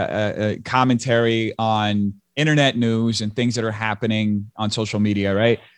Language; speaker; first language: English; early bilingual, other home language; Portuguese